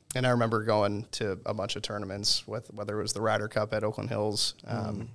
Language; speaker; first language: English; native; English